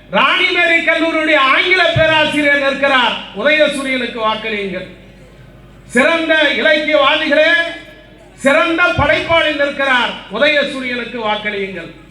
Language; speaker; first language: Tamil; native; Tamil